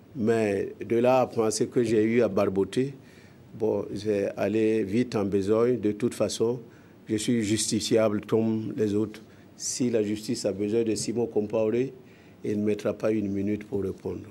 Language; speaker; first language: French; non-native, local second language; Mossi